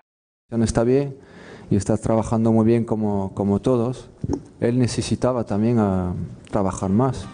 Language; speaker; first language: Spanish; non-native, fluent; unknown